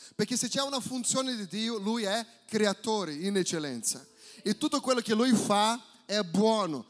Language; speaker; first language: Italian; non-native, fluent; Portuguese